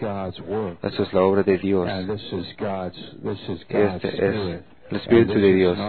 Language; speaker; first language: Spanish; non-native, fluent; English